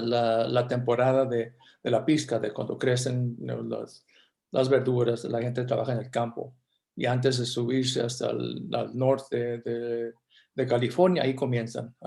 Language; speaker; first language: Spanish; early bilingual, heritage; Spanish